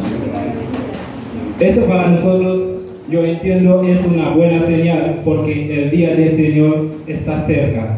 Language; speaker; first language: Spanish; non-native, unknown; Haitian Creole